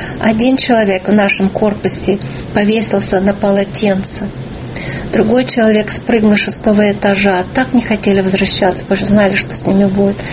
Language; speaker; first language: Russian; early bilingual, heritage; Russian